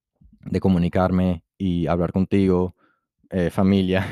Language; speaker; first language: Spanish; early bilingual, heritage; Spanish